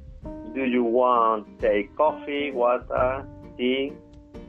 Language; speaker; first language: English; non-native, learner; Spanish